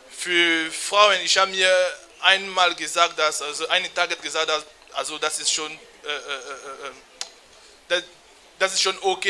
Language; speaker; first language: German; non-native, learner; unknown